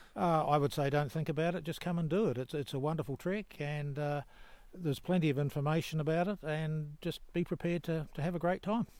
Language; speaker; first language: English; native; English